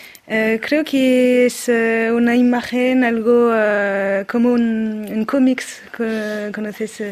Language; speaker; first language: Spanish; non-native, learner; French